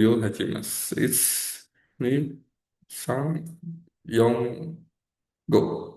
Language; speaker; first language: Japanese; non-native, learner; Indonesian